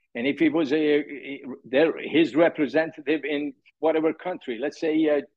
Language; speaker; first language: English; early bilingual, other home language; Persian